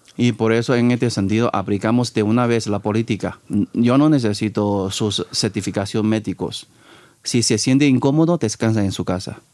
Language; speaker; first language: Spanish; non-native, fluent; Chinese